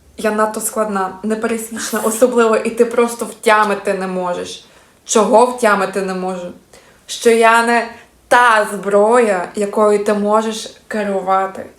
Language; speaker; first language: Ukrainian; native; Ukrainian